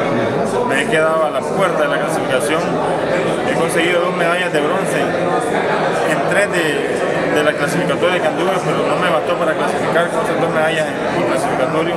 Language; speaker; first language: Spanish; native; Spanish